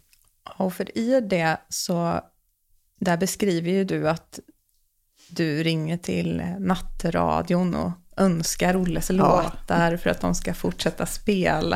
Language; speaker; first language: Swedish; native; Swedish